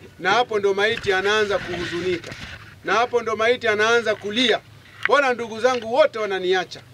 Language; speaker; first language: Swahili; native; Swahili